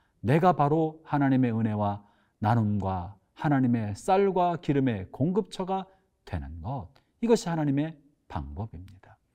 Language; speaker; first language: Korean; native; Korean